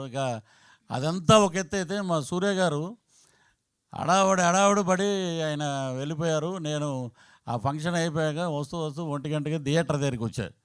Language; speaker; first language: Telugu; native; Telugu